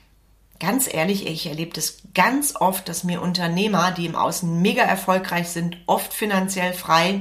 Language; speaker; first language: German; native; German